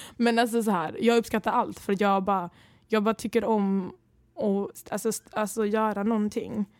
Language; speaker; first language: Swedish; early bilingual, other home language; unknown